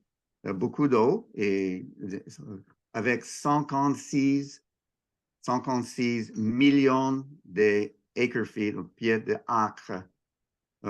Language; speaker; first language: French; non-native, learner; English